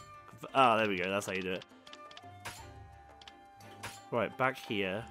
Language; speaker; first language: English; native; English